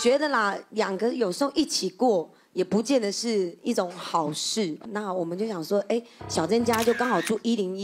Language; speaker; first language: Chinese; native; Chinese